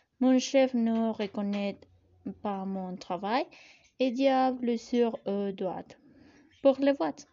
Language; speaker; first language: French; non-native, learner; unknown